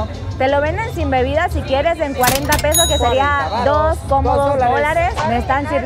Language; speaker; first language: Spanish; native; Spanish